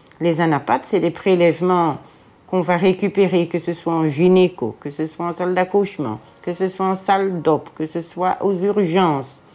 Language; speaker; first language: French; native; French